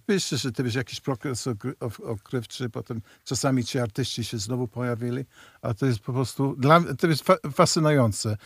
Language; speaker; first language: Polish; early bilingual, heritage; Polish